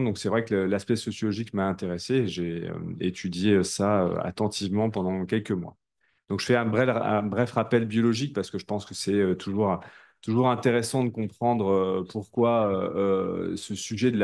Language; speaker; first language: French; native; French